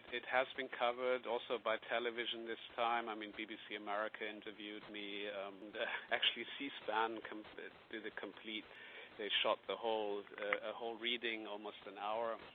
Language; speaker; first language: English; non-native, fluent; German